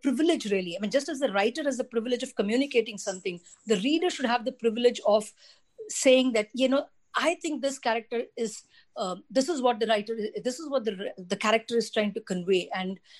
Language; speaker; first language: English; non-native, local second language; Tamil